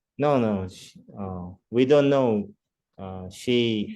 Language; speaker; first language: English; non-native, learner; Korean